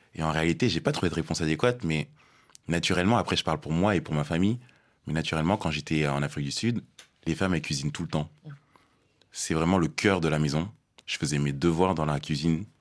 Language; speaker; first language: French; early bilingual, other home language; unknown